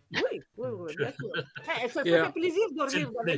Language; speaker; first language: French; non-native, learner; Kyrgyz